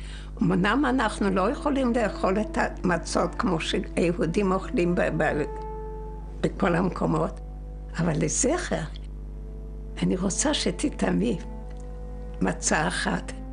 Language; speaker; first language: Hebrew; non-native, fluent; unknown